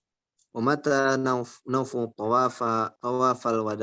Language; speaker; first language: Arabic; non-native, learner; Indonesian